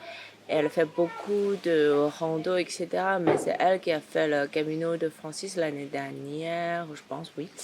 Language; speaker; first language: French; non-native, fluent; Chinese